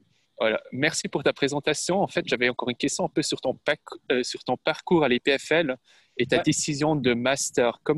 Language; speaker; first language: French; native; French